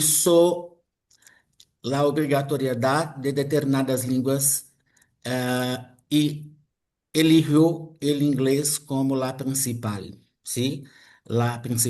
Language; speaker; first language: Spanish; non-native, fluent; Portuguese